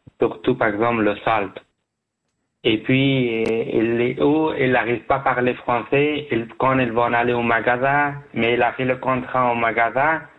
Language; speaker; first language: French; non-native, learner; Persian